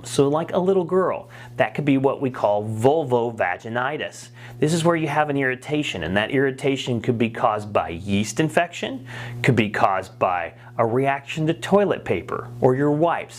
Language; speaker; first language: English; native; English